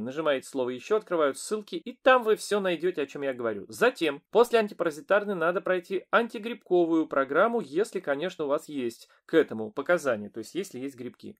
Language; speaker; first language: Russian; native; Russian